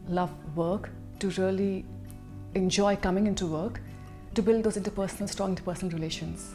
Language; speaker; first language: English; non-native, local second language; Hindi